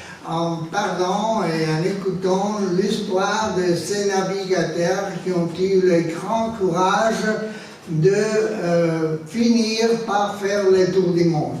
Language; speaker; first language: French; non-native, fluent; Spanish